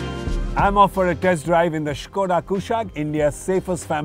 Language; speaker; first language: English; non-native, local second language; Hindi